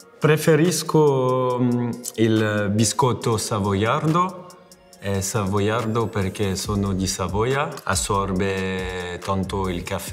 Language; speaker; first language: Italian; non-native, fluent; French